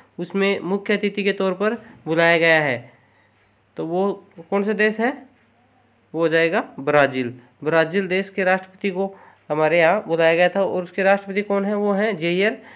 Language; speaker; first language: Hindi; native; Hindi